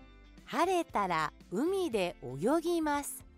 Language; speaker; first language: Japanese; non-native, learner; French